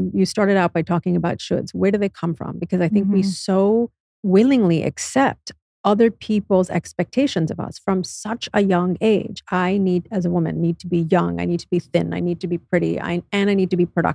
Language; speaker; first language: English; native; English